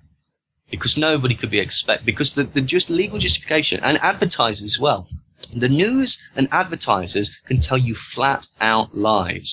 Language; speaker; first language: English; native; English